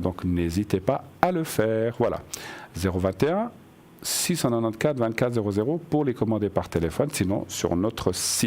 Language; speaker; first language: French; native; French